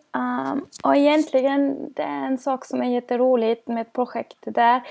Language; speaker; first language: Swedish; non-native, fluent; German